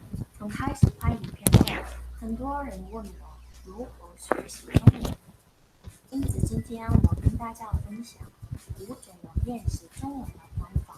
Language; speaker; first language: Chinese; non-native, fluent; Mongolian